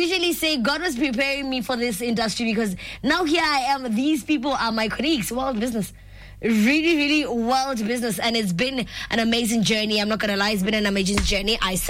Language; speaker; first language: English; non-native, local second language; Tswana